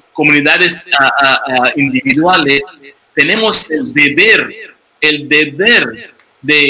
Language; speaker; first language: Spanish; native; Spanish